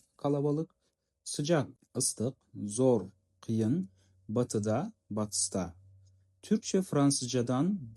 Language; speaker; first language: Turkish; non-native, fluent; Kazakh